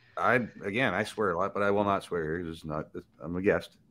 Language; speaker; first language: English; native; English